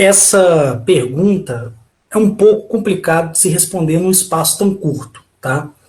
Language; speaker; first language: Portuguese; native; Portuguese